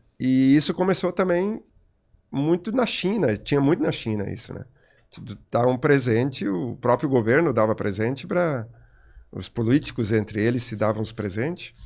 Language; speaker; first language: Portuguese; non-native, local second language; German